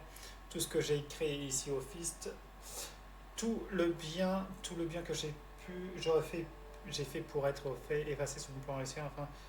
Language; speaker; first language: French; native; French